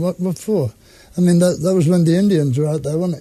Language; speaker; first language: English; native; English